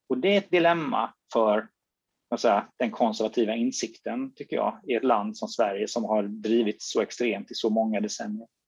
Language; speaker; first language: Swedish; native; Swedish